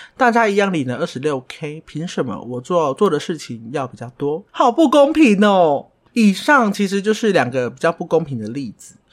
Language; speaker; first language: Chinese; non-native, local second language; Min Nan Chinese